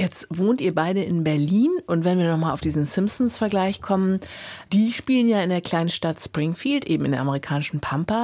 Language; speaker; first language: German; native; German